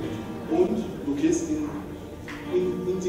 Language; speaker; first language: German; non-native, learner; French